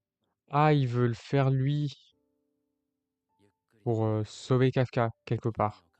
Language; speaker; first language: French; native; French